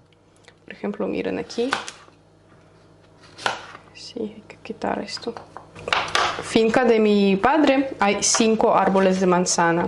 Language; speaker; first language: Spanish; non-native, learner; Russian